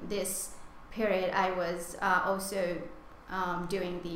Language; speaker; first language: English; non-native, fluent; Hungarian